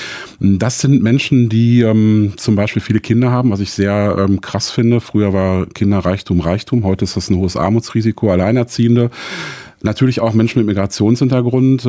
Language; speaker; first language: German; native; German